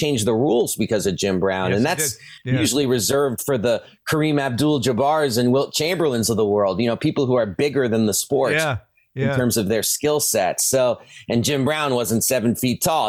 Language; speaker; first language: English; native; English